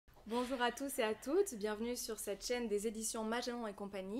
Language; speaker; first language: French; native; French